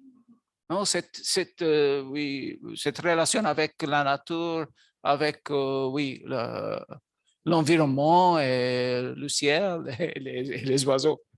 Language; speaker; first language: French; non-native, learner; Maltese